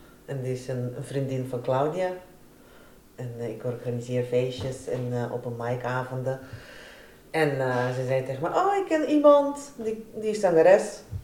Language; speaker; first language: Dutch; non-native, fluent; Russian